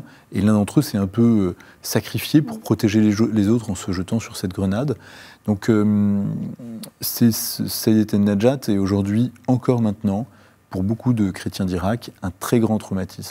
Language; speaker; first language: French; native; French